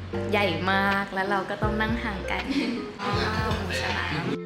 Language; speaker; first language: Thai; native; Thai